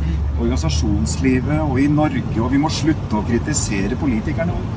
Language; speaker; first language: Norwegian; native; Norwegian